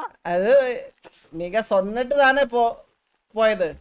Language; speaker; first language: Tamil; non-native, learner; Malayalam